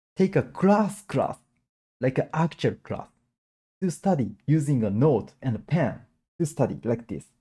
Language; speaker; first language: English; non-native, learner; Japanese